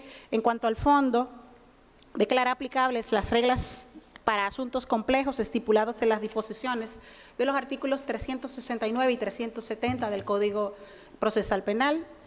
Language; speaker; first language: Spanish; native; Spanish